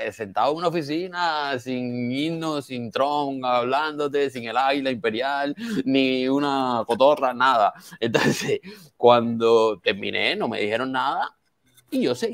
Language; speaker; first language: Spanish; native; Spanish